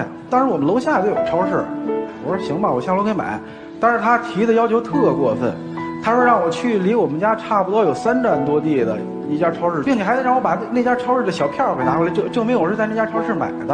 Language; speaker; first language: Chinese; native; Chinese